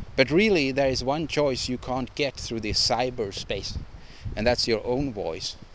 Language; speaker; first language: English; non-native, fluent; Swedish